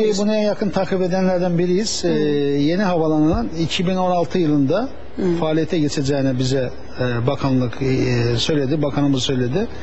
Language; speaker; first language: Turkish; native; Turkish